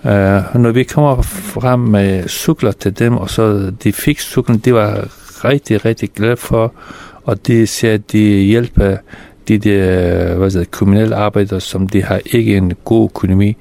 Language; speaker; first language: Danish; non-native, fluent; Persian